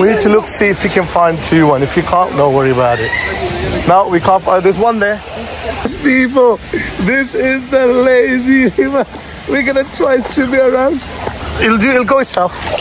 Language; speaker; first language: English; early bilingual, other home language; Hindi